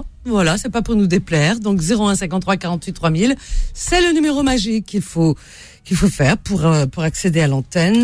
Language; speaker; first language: French; native; French